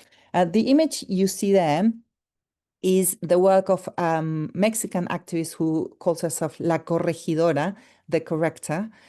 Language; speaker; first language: English; non-native, fluent; Spanish